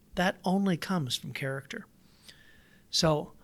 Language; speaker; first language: English; native; English